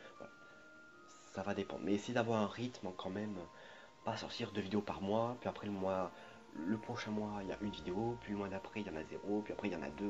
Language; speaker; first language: French; native; French